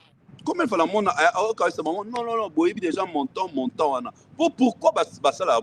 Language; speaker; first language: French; non-native, local second language; Lingala